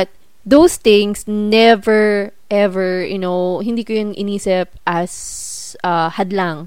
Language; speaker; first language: English; non-native, local second language; Filipino